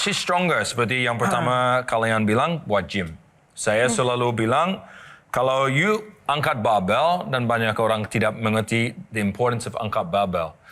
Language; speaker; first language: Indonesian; non-native, learner; English